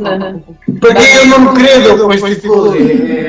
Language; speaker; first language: Italian; non-native, learner; Persian